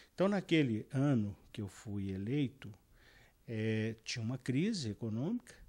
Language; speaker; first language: Portuguese; native; Portuguese